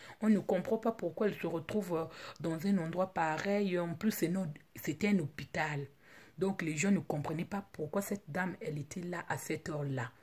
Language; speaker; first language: French; non-native, local second language; Lingala